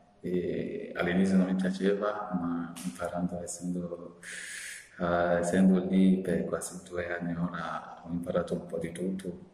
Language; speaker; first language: Italian; non-native, learner; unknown